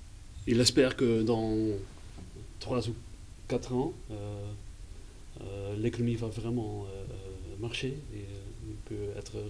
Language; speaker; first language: French; non-native, fluent; Dutch